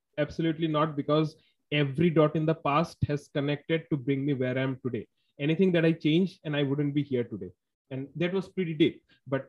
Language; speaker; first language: English; non-native, local second language; Assamese